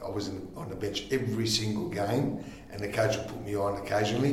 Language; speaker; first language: English; native; English